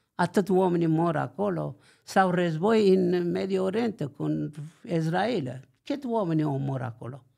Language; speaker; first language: Romanian; non-native, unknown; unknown